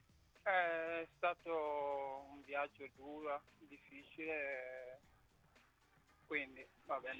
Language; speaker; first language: Italian; non-native, fluent; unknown